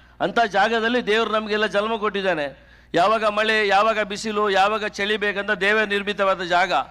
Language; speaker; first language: Kannada; native; Kannada